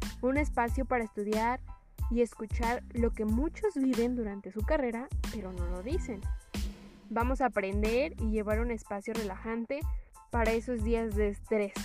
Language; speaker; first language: Spanish; native; Spanish